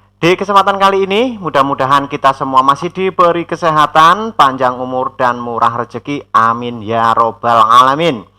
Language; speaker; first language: Indonesian; native; Indonesian